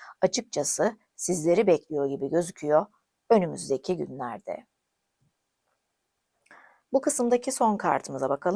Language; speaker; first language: Turkish; native; Turkish